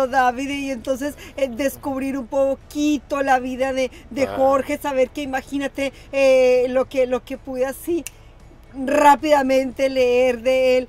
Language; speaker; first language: Spanish; native; Spanish